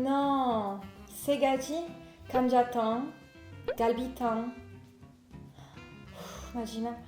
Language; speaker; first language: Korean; non-native, fluent; French